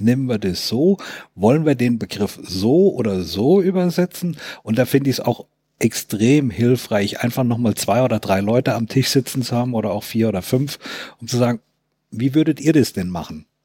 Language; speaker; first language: German; native; German